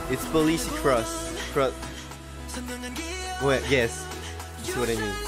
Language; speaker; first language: English; non-native, fluent; French